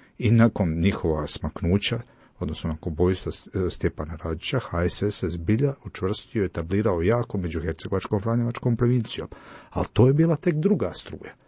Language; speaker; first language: Croatian; native; Croatian